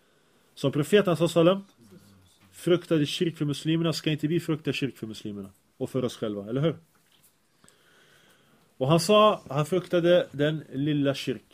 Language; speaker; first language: Swedish; early bilingual, other home language; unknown